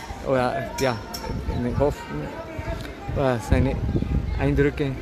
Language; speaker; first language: German; non-native, fluent; Spanish